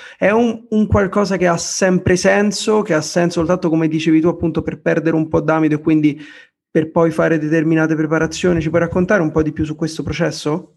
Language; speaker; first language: Italian; native; Italian